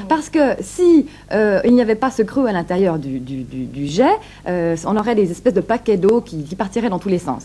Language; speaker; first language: French; native; French